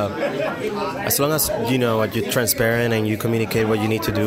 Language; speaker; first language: English; non-native, fluent; Spanish